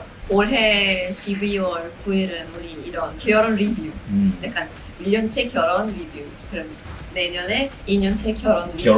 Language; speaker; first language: Korean; non-native, fluent; Swedish